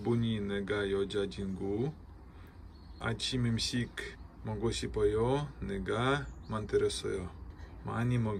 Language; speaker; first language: Korean; non-native, learner; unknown